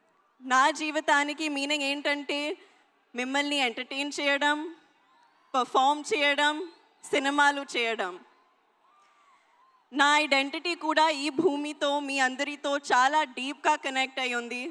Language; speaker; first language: Telugu; non-native, learner; Hindi